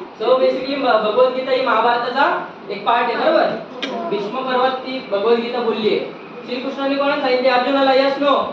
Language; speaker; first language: Marathi; native; Marathi